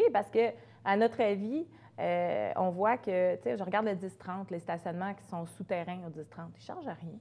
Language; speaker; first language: French; native; French